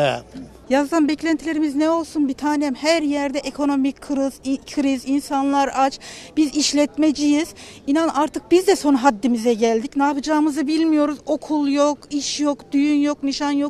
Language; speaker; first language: Turkish; native; Turkish